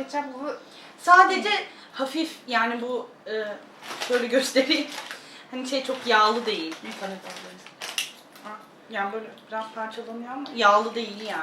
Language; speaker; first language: Turkish; native; Turkish